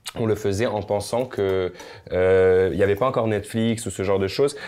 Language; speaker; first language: French; native; French